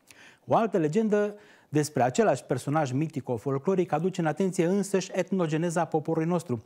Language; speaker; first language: Romanian; native; Romanian